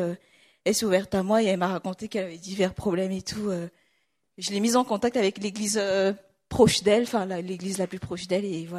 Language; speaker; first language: French; native; French